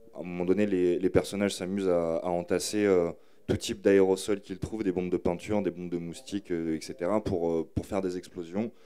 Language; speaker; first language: French; native; French